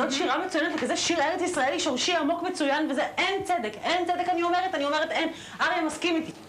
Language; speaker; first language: Hebrew; native; Hebrew